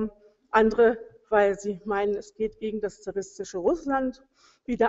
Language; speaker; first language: German; native; German